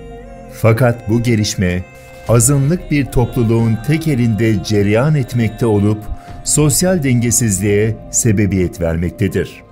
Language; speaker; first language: Turkish; native; Turkish